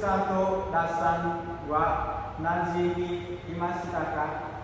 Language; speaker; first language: Japanese; non-native, learner; Vietnamese